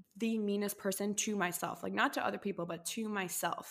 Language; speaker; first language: English; non-native, fluent; Spanish